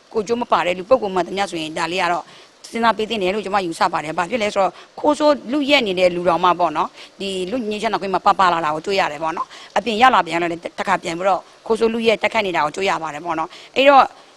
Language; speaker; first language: Burmese; non-native, local second language; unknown